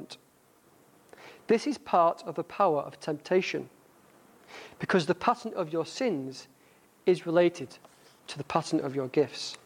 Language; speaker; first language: English; native; English